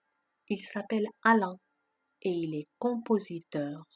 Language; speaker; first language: French; non-native, fluent; Persian